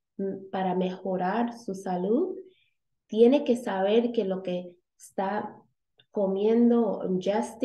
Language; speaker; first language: Spanish; early bilingual, heritage; Spanish